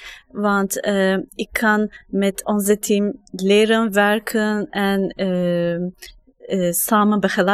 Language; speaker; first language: Dutch; non-native, learner; Turkish